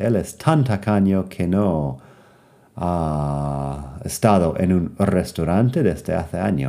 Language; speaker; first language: Spanish; non-native, fluent; English